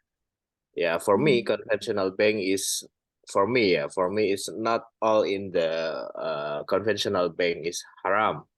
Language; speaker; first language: English; non-native, fluent; Indonesian